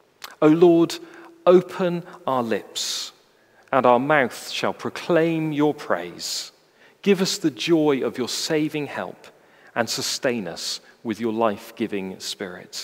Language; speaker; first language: English; native; English